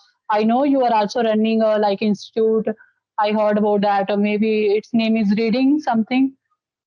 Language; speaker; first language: English; non-native, local second language; Dogri